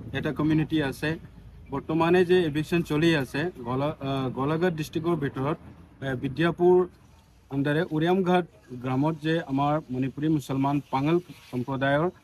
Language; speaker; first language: Assamese; non-native, local second language; Manipuri